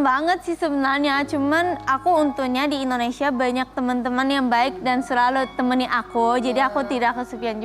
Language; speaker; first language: Indonesian; non-native, fluent; Japanese